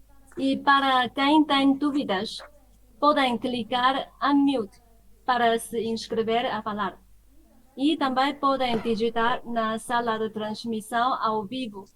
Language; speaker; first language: Portuguese; non-native, fluent; Chinese